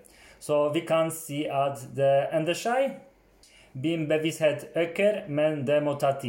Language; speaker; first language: Swedish; non-native, fluent; Polish